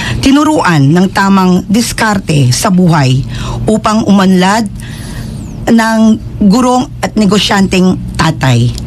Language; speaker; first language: Filipino; non-native, local second language; Pangasinan